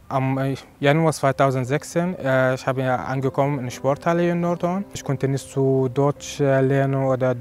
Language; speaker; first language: German; non-native, learner; Arabic